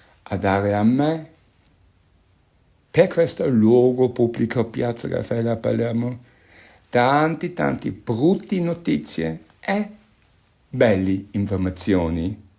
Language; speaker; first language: Italian; non-native, fluent; German